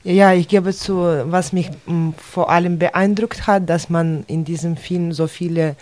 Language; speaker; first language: German; non-native, fluent; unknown